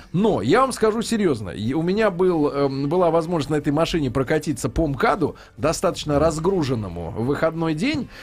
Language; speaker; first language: Russian; native; Russian